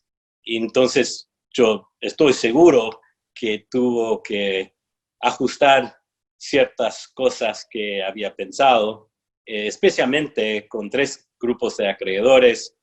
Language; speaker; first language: Spanish; non-native, fluent; English